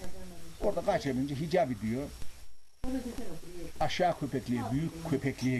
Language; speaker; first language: Turkish; native; Turkish